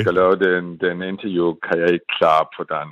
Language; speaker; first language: Danish; early bilingual, heritage; German